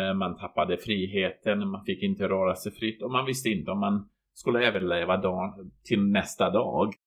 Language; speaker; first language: Swedish; non-native, fluent; Croatian